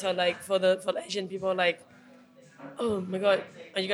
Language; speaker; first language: English; non-native, fluent; Khmer